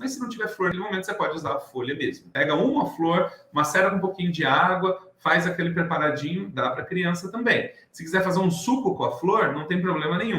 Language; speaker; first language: Portuguese; native; Portuguese